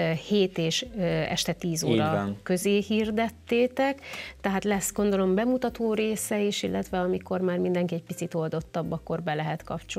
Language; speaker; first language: Hungarian; native; Hungarian